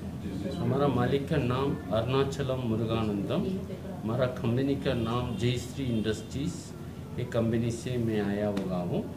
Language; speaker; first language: Hindi; non-native, local second language; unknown